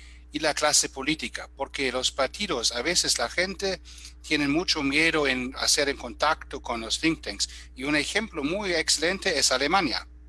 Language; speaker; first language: Spanish; non-native, fluent; German